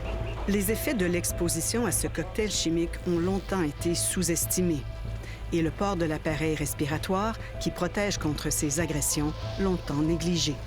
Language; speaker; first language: French; native; French